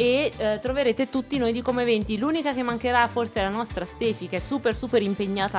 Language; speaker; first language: Italian; native; Italian